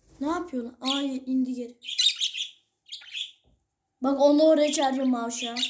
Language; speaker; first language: Turkish; native; Turkish